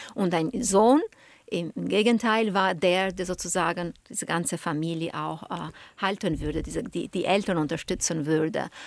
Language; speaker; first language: German; non-native, fluent; Albanian